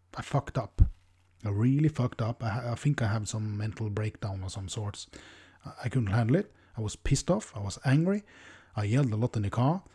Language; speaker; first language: English; non-native, fluent; Norwegian